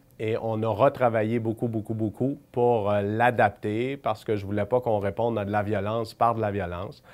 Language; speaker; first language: French; native; French